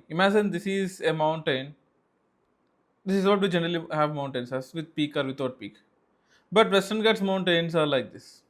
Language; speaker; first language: English; non-native, local second language; Telugu